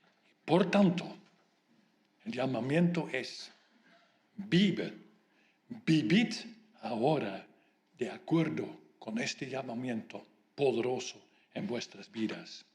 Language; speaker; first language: Spanish; non-native, fluent; Dutch